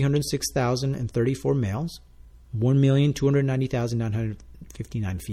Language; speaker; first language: English; non-native, fluent; Spanish